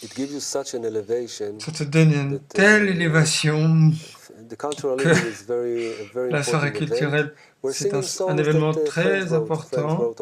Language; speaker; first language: French; non-native, fluent; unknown